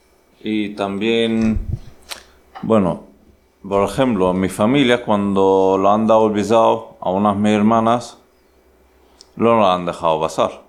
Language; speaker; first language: Spanish; non-native, learner; Arabic